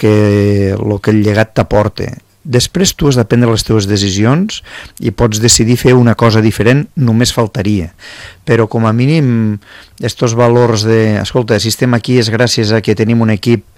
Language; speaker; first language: Catalan; native; Catalan